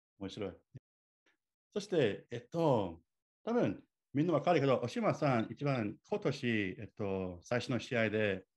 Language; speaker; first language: Japanese; non-native, learner; English